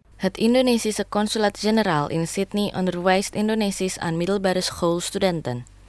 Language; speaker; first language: Dutch; non-native, fluent; Indonesian